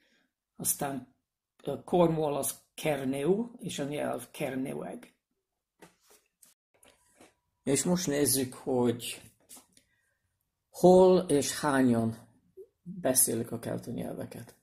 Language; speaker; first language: Hungarian; non-native, fluent; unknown